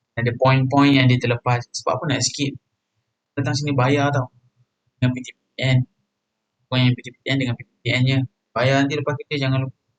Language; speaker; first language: Malay; native; Malay